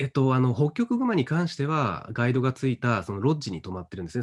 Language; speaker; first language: Japanese; native; Japanese